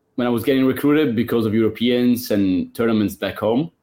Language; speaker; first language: English; non-native, fluent; Italian